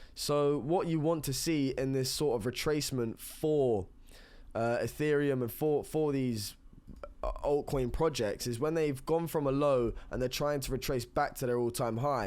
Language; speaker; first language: English; native; English